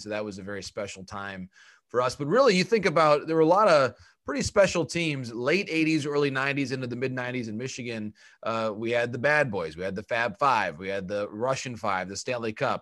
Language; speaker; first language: English; native; English